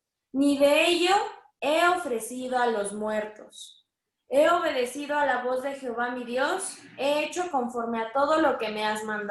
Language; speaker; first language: Spanish; native; Spanish